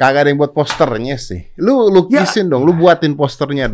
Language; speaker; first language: Indonesian; native; Indonesian